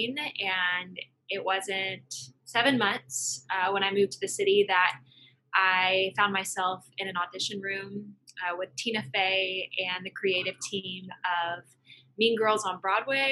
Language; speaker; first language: English; native; English